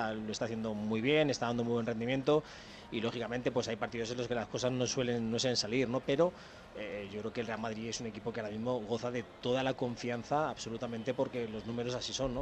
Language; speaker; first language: Spanish; native; Spanish